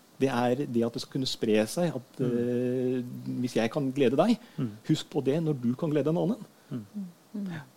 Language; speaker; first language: Norwegian; native; Norwegian